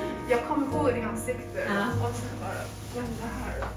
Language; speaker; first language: Swedish; non-native, fluent; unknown